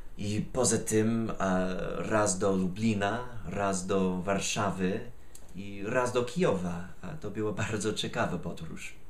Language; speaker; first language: Polish; non-native, fluent; English